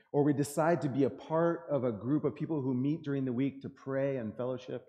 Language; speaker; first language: English; native; English